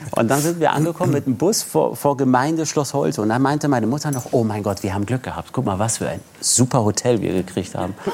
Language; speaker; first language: German; early bilingual, other home language; Persian